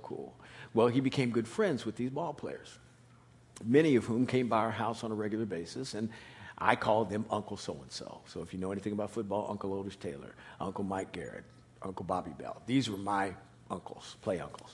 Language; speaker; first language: English; native; English